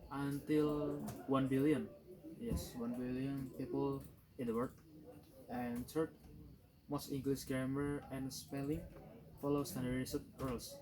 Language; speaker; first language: English; non-native, learner; Indonesian